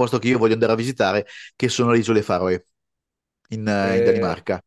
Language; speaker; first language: Italian; native; Italian